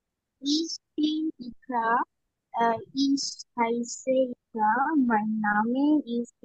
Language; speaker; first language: German; non-native, learner; Bangla